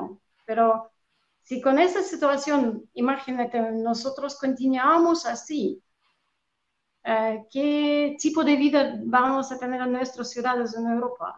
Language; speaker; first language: Spanish; non-native, fluent; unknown